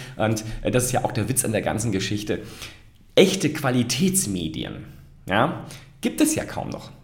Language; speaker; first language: German; native; German